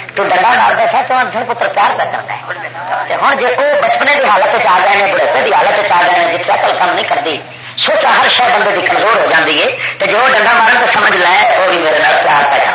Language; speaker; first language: Urdu; non-native, local second language; Punjabi